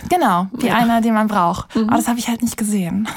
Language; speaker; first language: German; native; German